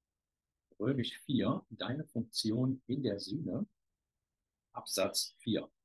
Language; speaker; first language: German; native; German